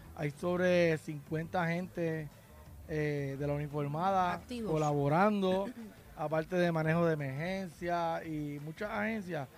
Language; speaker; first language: Spanish; native; Spanish